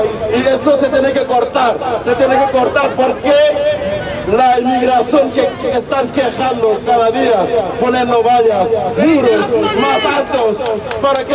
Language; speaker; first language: Spanish; non-native, local second language; Wolof